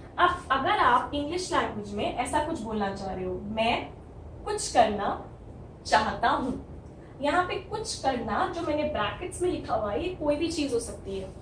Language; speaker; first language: Hindi; native; Hindi